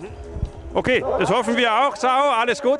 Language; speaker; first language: German; native; German